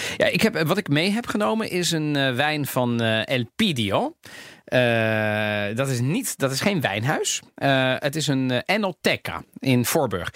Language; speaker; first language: Dutch; native; Dutch